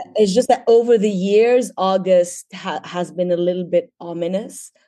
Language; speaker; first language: English; non-native, fluent; Arabic